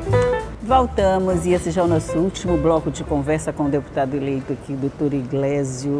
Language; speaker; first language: Portuguese; native; Portuguese